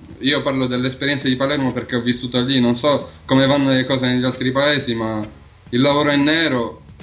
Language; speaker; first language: Italian; early bilingual, other home language; Arabic